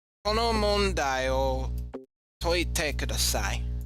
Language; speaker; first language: Japanese; non-native, learner; English